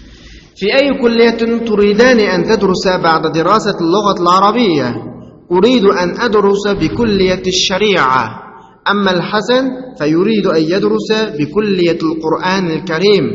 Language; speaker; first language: Arabic; non-native, fluent; Uyghur